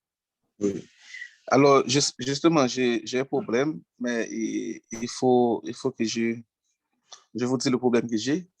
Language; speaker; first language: French; non-native, local second language; Haitian Creole